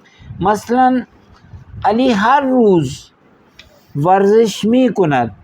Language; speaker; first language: Persian; non-native, fluent; Urdu